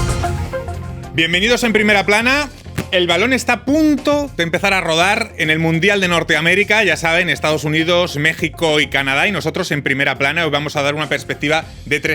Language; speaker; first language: Spanish; native; Spanish